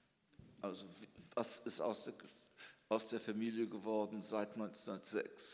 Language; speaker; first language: German; early bilingual, heritage; German